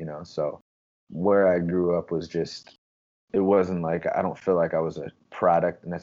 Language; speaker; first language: English; native; English